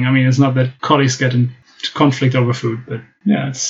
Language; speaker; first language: English; non-native, fluent; German